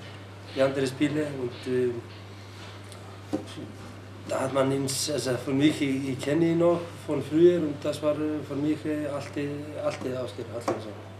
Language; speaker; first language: German; non-native, learner; Icelandic